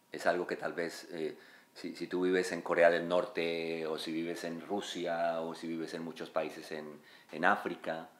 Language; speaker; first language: Spanish; native; Spanish